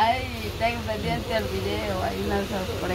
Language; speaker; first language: Spanish; native; Spanish